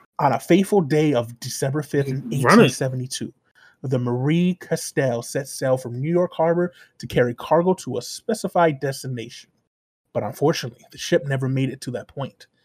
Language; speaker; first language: English; native; English